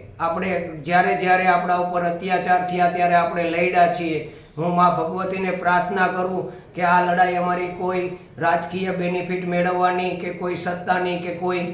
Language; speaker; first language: Gujarati; native; Gujarati